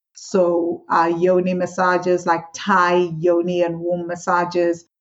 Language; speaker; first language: English; non-native, local second language; Swati